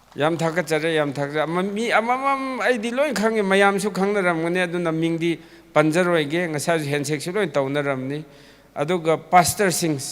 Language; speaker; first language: Manipuri; non-native, local second language; Tangkhul Naga (India)